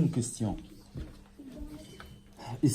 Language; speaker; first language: French; non-native, learner; Arabic